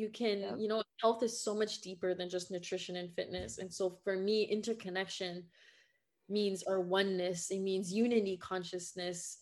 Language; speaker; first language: English; non-native, fluent; French